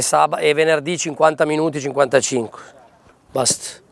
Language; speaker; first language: Italian; native; Italian